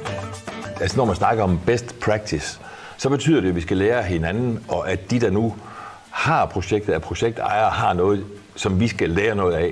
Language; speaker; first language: Danish; native; Danish